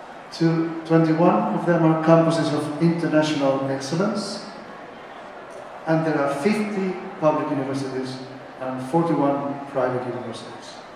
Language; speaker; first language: English; non-native, fluent; Spanish